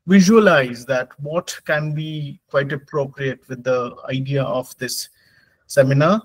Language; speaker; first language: English; non-native, local second language; Bangla